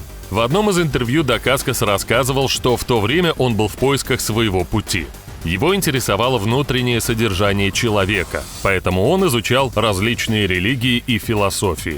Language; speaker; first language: Russian; native; Russian